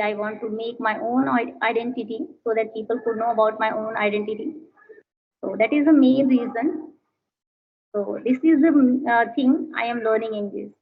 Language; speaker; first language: English; non-native, learner; Hindi